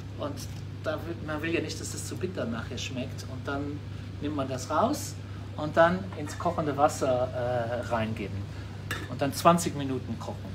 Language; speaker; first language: German; non-native, local second language; Luxembourgish